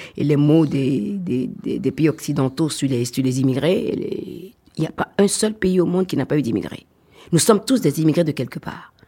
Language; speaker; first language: French; non-native, local second language; Fon